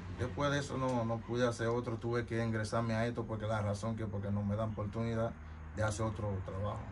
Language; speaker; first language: Spanish; non-native, fluent; Haitian Creole